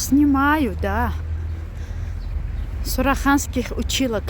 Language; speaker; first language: Russian; non-native, local second language; Azerbaijani